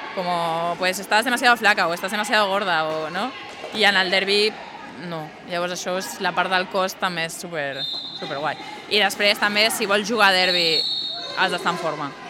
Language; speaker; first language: Catalan; non-native, local second language; Spanish